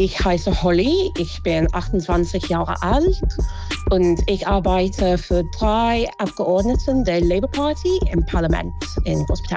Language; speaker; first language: German; non-native, fluent; English